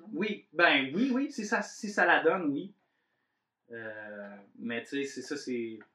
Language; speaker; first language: French; native; French